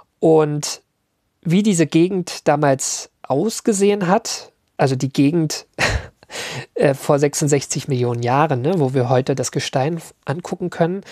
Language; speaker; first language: German; native; German